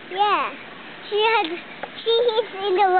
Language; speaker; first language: English; early bilingual, other home language; Thai